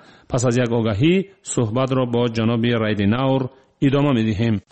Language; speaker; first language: Persian; native; Persian